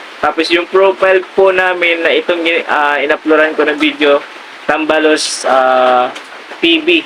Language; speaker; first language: Filipino; non-native, local second language; Surigaonon